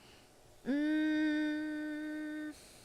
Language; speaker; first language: Japanese; non-native, learner; English